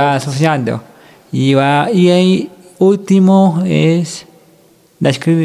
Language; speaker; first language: Spanish; non-native, local second language; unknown